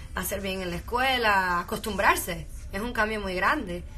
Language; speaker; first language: English; early bilingual, heritage; Spanish